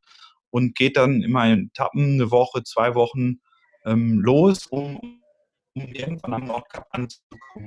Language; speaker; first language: German; native; German